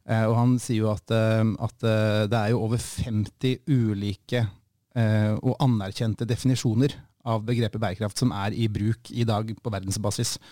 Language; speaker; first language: Norwegian; native; Norwegian